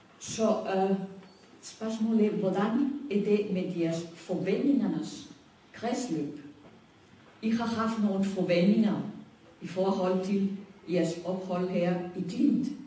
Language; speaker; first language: Danish; non-native, fluent; Spanish